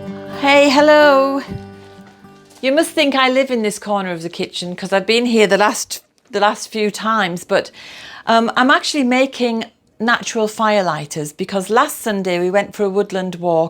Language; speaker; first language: English; native; English